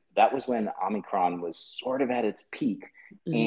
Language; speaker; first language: English; early bilingual, other home language; Filipino